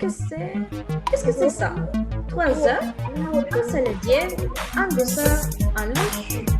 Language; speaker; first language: French; non-native, fluent; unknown